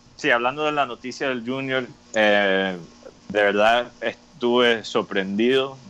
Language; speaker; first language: Spanish; non-native, fluent; English